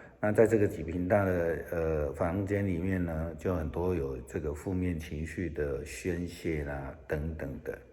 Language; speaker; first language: Chinese; native; Chinese